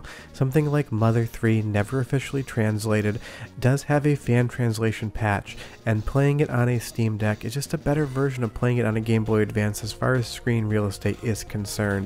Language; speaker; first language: English; native; English